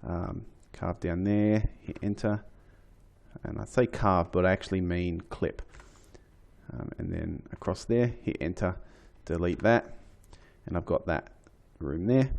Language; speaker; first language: English; native; English